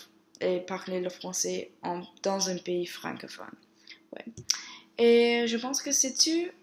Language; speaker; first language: French; non-native, learner; English